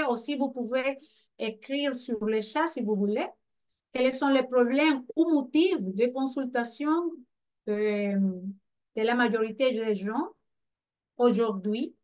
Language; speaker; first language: French; non-native, fluent; Spanish